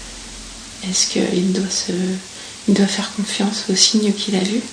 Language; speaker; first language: French; native; French